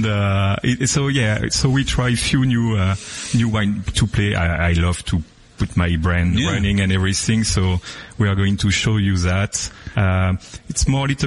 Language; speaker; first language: English; non-native, fluent; French